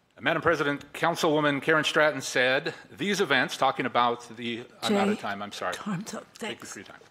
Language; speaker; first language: English; native; English